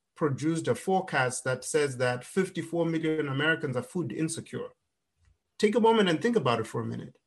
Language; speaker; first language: English; non-native, local second language; Shona